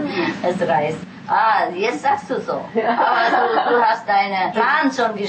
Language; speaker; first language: German; non-native, fluent; Vietnamese